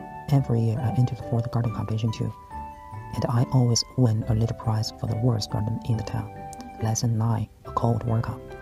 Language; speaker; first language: English; non-native, learner; Chinese